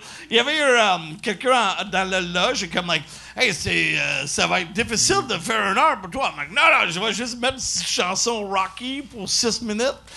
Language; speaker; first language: French; non-native, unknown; English